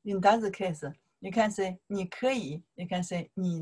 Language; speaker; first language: English; non-native, learner; Chinese